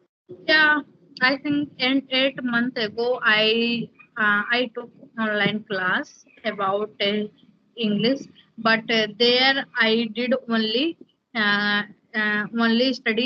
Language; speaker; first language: English; non-native, learner; Hindi